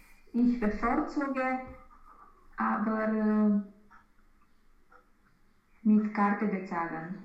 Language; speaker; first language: German; non-native, learner; Romanian